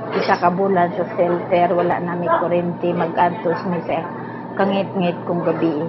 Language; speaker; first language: Cebuano; non-native, local second language; Maranao